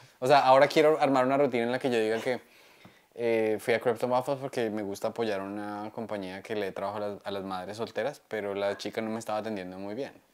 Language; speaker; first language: Spanish; native; Spanish